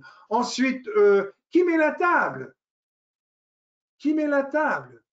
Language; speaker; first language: French; non-native, fluent; English